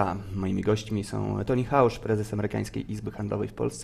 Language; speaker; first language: Polish; native; Polish